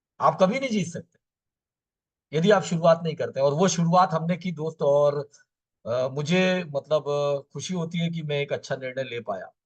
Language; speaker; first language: Hindi; native; Hindi